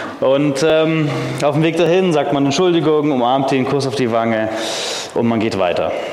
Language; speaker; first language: German; early bilingual, heritage; German